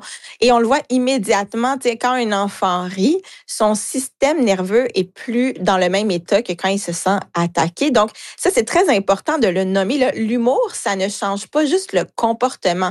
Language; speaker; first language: French; native; French